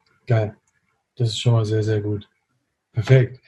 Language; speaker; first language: German; native; German